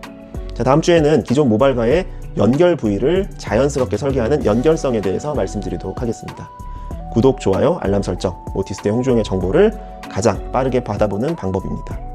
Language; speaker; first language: Korean; native; Korean